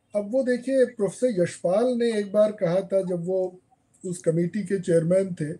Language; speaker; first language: Hindi; native; Hindi